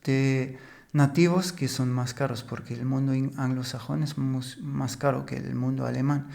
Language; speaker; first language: Spanish; non-native, fluent; German